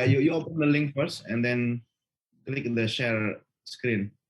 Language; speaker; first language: English; non-native, learner; Malay